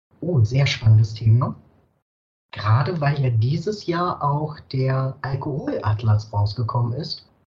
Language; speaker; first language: German; native; German